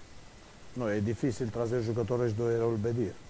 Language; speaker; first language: Portuguese; non-native, fluent; Romanian